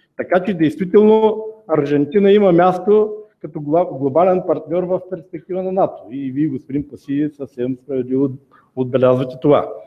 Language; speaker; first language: Bulgarian; native; Bulgarian